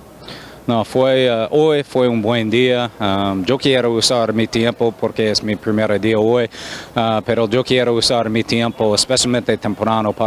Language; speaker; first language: Spanish; non-native, fluent; English